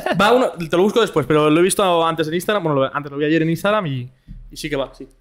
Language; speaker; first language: Spanish; native; Spanish